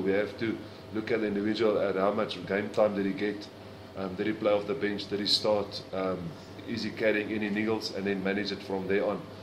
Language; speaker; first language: English; non-native, local second language; Afrikaans